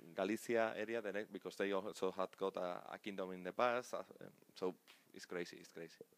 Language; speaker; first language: English; non-native, fluent; Spanish